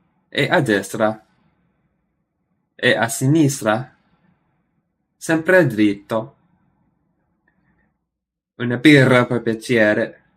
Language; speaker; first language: Italian; non-native, learner; English